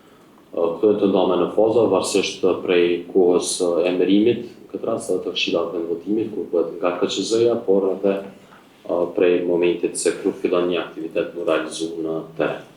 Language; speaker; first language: Albanian; native; Albanian